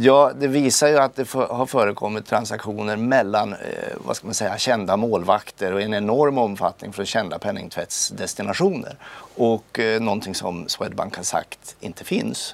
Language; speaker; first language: Swedish; native; Swedish